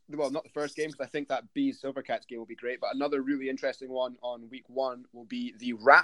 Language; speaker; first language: English; native; English